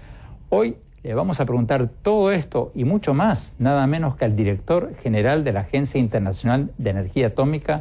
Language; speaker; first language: Spanish; native; Spanish